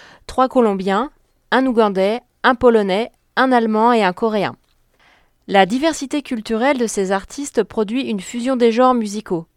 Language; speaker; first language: French; native; French